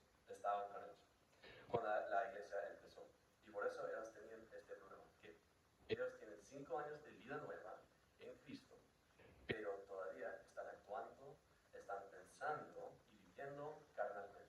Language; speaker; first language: Spanish; non-native, fluent; English